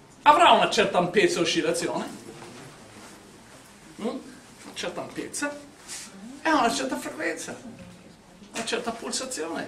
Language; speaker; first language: Italian; native; Italian